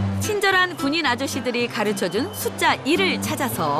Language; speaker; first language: Korean; native; Korean